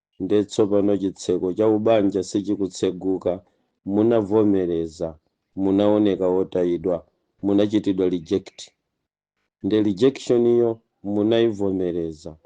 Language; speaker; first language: Nyanja; native; Nyanja